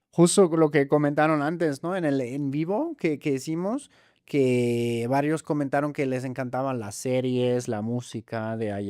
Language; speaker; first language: Spanish; non-native, fluent; German